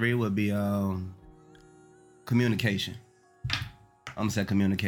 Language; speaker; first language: English; native; English